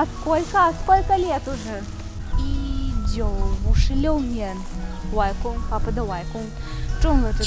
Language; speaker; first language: Chinese; non-native, fluent; Russian